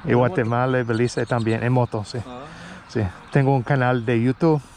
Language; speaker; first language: Spanish; non-native, learner; English